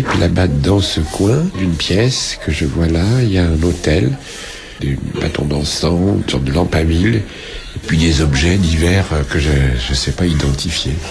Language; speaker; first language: French; native; French